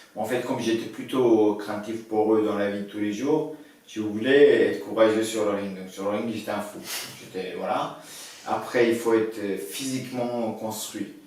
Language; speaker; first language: French; early bilingual, other home language; Persian